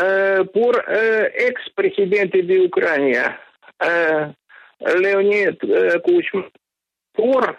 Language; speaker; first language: Spanish; non-native, fluent; Ukrainian